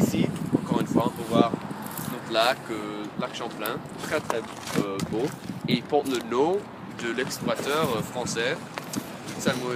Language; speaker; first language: French; non-native, fluent; English